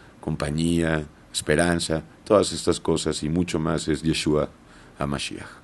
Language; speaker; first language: Spanish; non-native, learner; English